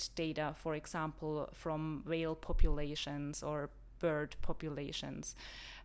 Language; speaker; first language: English; non-native, fluent; German